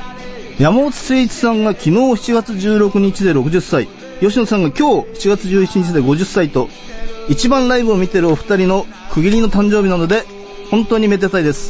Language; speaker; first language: Japanese; native; Japanese